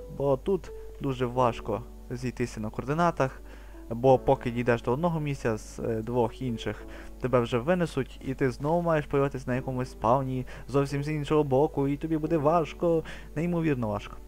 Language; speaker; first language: Ukrainian; native; Ukrainian